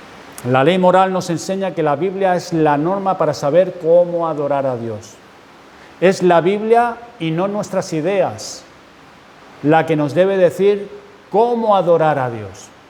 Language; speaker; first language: Spanish; native; Spanish